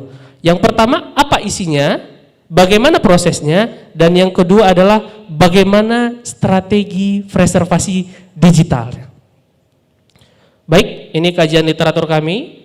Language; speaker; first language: Indonesian; non-native, local second language; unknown